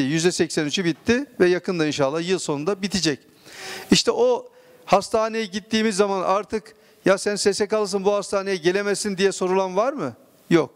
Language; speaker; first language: Turkish; native; Turkish